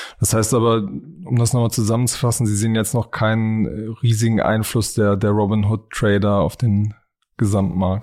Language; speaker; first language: German; native; German